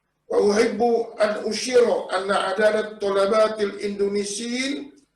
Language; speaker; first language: Arabic; non-native, fluent; Indonesian